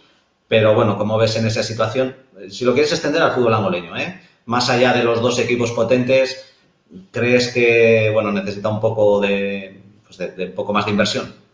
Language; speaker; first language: Spanish; native; Spanish